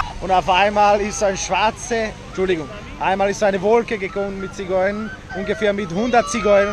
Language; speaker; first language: German; non-native, learner; Slovak